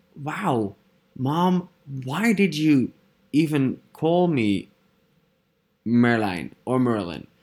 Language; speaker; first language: English; non-native, fluent; Dutch